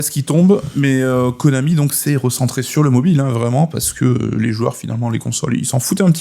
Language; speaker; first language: French; native; French